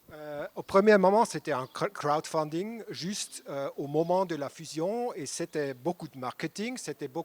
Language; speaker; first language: French; non-native, local second language; German